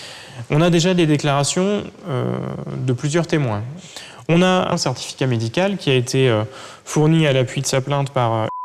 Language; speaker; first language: French; native; French